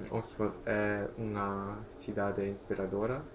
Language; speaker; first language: Galician; non-native, learner; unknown